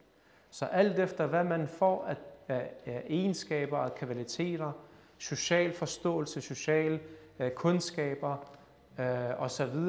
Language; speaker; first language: Danish; early bilingual, other home language; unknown